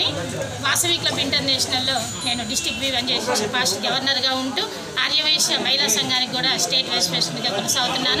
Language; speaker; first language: Telugu; native; Telugu